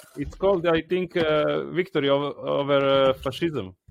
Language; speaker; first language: English; non-native, learner; Croatian